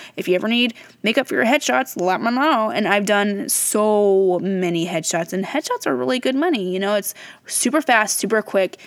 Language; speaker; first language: English; native; English